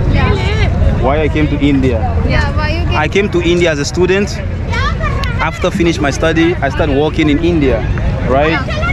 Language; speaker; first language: English; non-native, fluent; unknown